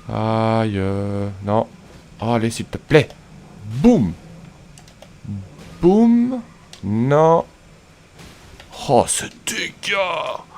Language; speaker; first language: French; native; French